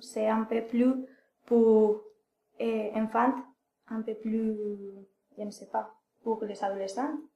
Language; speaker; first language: French; non-native, learner; Spanish